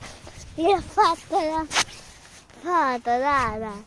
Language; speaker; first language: Italian; early bilingual, other home language; Filipino